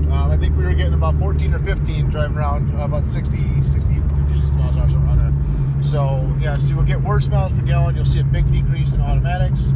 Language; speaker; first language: English; native; English